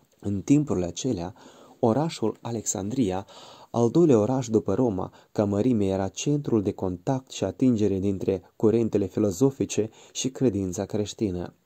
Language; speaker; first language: Romanian; native; Romanian